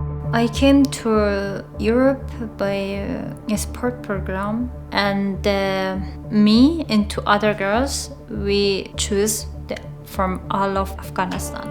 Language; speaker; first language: English; non-native, learner; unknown